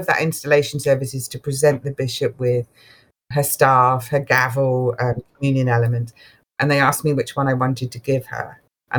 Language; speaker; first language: English; native; English